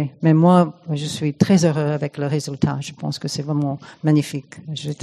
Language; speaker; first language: French; non-native, fluent; English